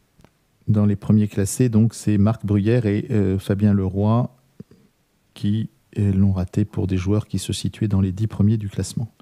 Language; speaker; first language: French; native; French